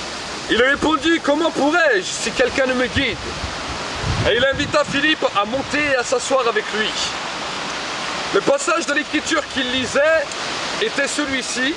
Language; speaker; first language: French; native; French